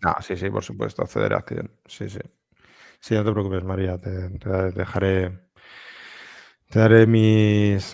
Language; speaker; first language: Spanish; native; Spanish